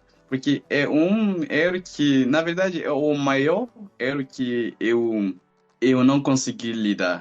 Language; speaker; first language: Portuguese; non-native, fluent; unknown